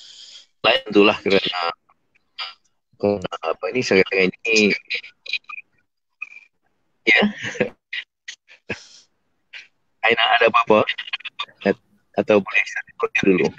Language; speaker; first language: Malay; native; Malay